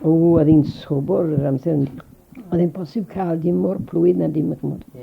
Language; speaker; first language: Welsh; native; Welsh